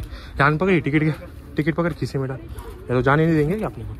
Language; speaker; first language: Hindi; non-native, local second language; Marathi